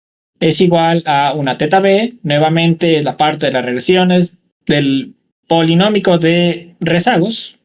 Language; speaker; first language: Spanish; native; Spanish